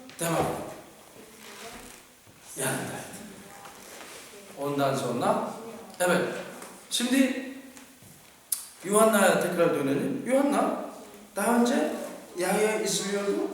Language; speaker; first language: Turkish; non-native, fluent; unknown